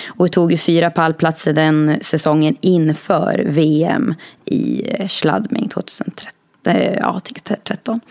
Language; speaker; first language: Swedish; native; Swedish